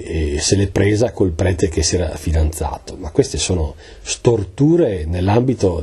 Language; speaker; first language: Italian; native; Italian